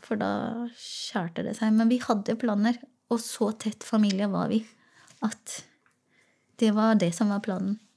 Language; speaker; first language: Norwegian; early bilingual, other home language; Portuguese